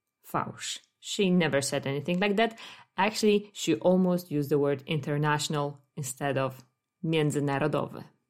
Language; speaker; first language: English; non-native, fluent; Polish